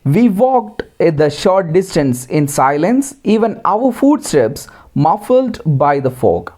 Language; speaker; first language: English; non-native, local second language; Malayalam